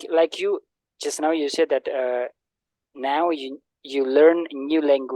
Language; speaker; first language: English; non-native, learner; Indonesian